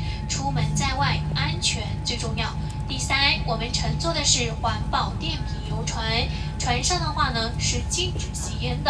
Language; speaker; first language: Chinese; native; Chinese